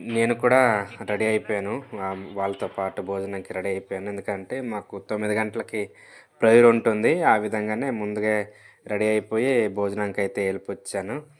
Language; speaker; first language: Telugu; native; Telugu